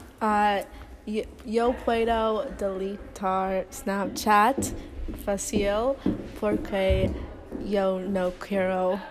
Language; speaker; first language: Spanish; non-native, learner; English